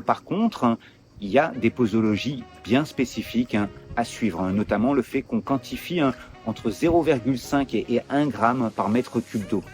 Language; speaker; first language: French; native; French